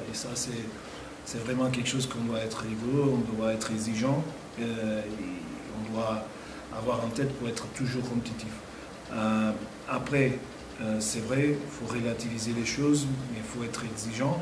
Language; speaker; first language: French; non-native, fluent; Portuguese